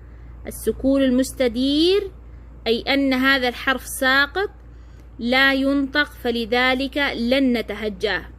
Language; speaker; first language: Arabic; non-native, fluent; Oromo